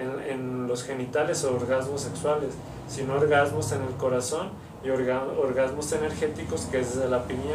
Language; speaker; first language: Spanish; native; Spanish